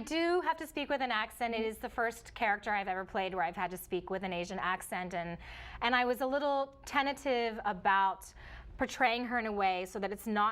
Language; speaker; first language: English; early bilingual, other home language; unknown